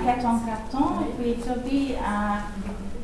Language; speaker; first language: French; early bilingual, heritage; English